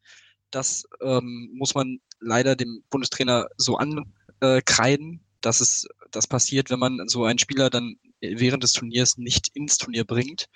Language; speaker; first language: German; native; German